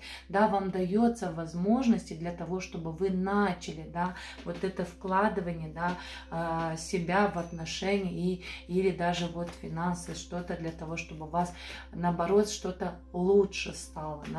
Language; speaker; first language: Russian; non-native, fluent; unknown